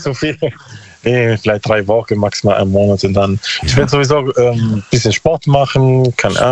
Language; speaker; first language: German; non-native, learner; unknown